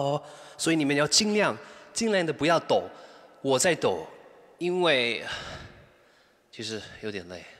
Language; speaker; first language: Chinese; non-native, fluent; English